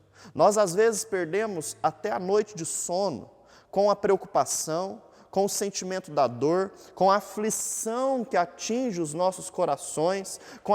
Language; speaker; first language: Portuguese; native; Portuguese